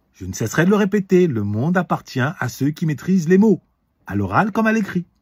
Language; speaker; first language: French; native; French